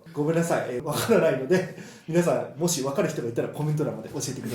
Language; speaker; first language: Japanese; native; Japanese